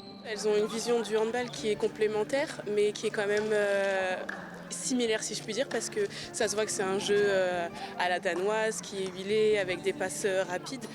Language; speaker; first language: French; native; French